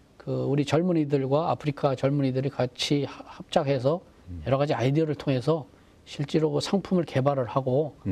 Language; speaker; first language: Korean; native; Korean